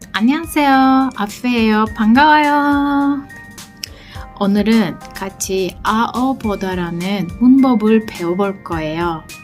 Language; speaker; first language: Korean; non-native, fluent; Turkish